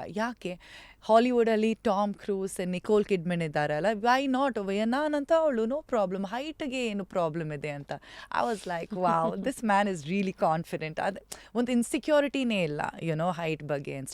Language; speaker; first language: Kannada; non-native, local second language; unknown